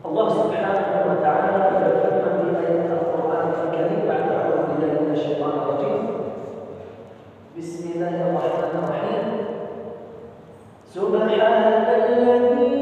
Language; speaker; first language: Indonesian; non-native, learner; Arabic